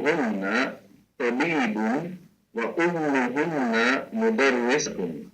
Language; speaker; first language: Arabic; non-native, learner; English